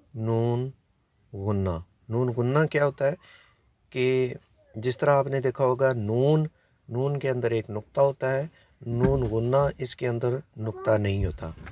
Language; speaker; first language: Urdu; native; Urdu